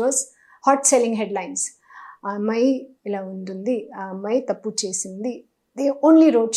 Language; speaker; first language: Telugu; non-native, learner; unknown